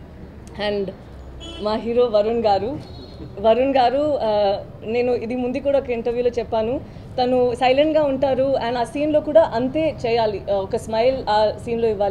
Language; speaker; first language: Telugu; non-native, learner; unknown